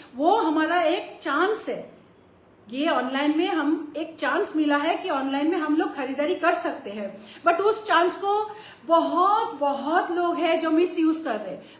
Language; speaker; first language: Hindi; non-native, local second language; Bangla